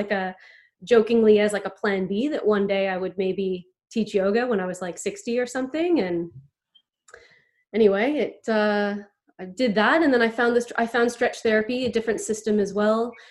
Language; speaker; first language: English; native; English